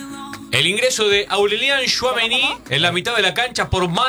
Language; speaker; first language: Spanish; native; Spanish